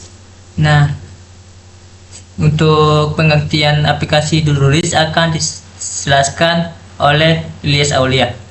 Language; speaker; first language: Indonesian; native; Indonesian